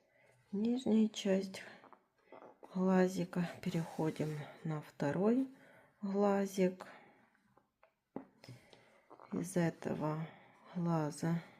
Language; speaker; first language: Russian; native; Russian